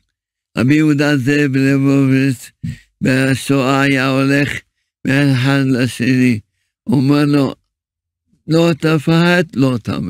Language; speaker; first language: Hebrew; early bilingual, other home language; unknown